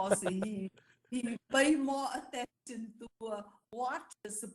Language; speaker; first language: English; non-native, learner; Vietnamese